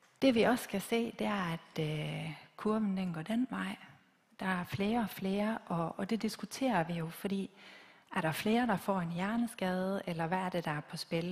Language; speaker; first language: Danish; native; Danish